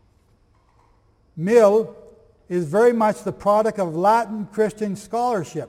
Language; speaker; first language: English; native; English